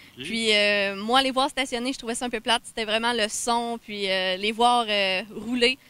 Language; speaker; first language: French; native; French